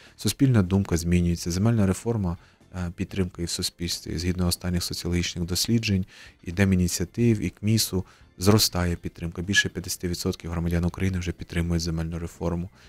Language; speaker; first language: Ukrainian; native; Ukrainian